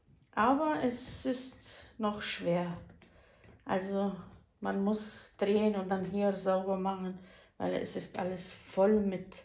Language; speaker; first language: German; non-native, fluent; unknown